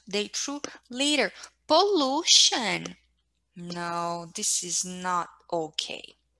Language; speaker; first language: English; non-native, fluent; Portuguese